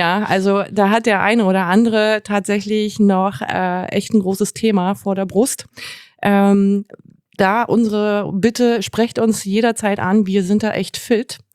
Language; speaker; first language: German; native; German